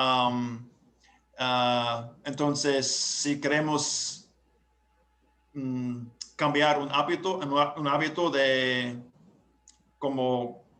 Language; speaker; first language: Spanish; non-native, learner; English